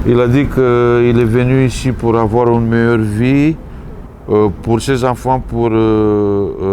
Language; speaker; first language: French; non-native, fluent; Romanian